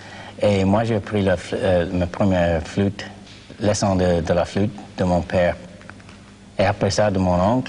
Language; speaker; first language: French; non-native, learner; English